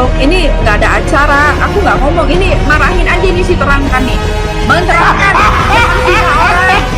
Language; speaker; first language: Indonesian; native; Indonesian